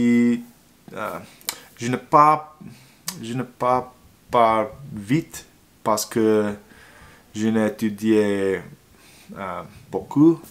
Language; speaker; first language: French; non-native, learner; English